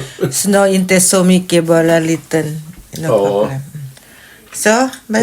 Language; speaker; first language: Swedish; non-native, learner; Thai